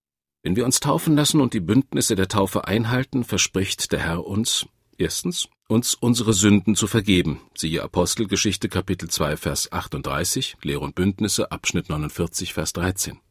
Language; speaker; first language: German; native; German